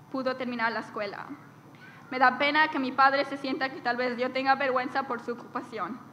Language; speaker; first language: Spanish; early bilingual, heritage; Spanish